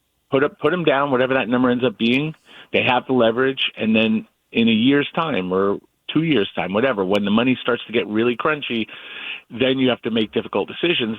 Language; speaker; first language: English; native; English